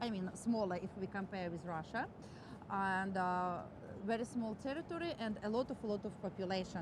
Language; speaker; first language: English; non-native, fluent; Russian